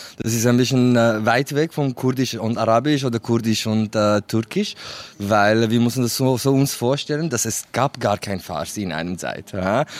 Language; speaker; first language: German; non-native, fluent; Kurdish